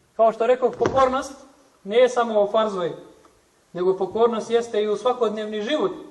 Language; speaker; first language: Bosnian; native; Bosnian